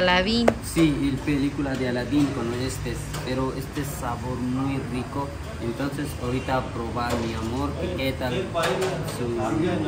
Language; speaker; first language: Spanish; non-native, learner; Urdu